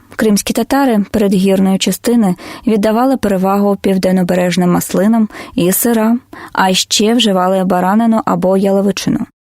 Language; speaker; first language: Ukrainian; non-native, local second language; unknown